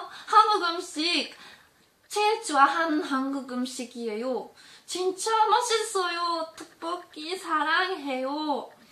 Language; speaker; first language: Korean; non-native, learner; German